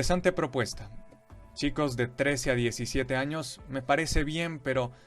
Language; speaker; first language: Spanish; native; Spanish